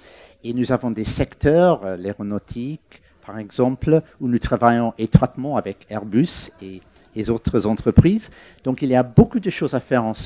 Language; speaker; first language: French; non-native, fluent; English